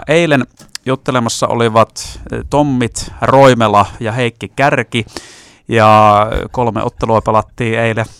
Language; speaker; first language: Finnish; native; Finnish